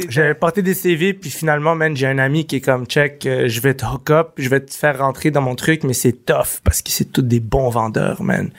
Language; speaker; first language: French; early bilingual, other home language; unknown